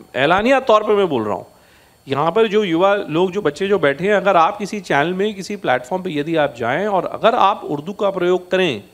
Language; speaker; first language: Hindi; native; Hindi